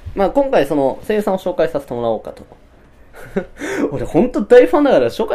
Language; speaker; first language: Japanese; native; Japanese